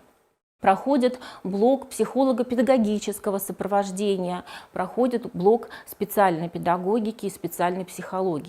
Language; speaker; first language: Russian; native; Russian